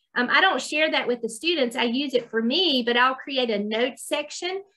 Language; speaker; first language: English; native; English